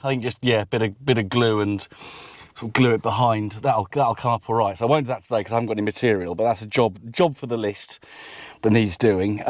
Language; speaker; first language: English; native; English